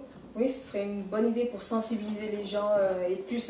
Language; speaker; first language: French; native; French